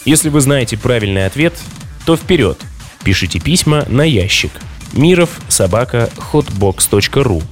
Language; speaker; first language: Russian; native; Russian